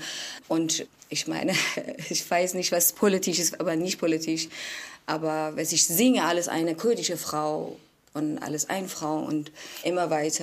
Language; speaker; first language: German; non-native, learner; Kurdish